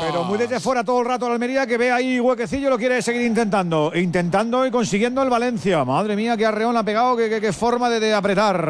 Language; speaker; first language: Spanish; native; Spanish